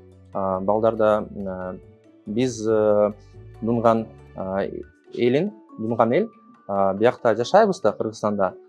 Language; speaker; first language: Kyrgyz; non-native, local second language; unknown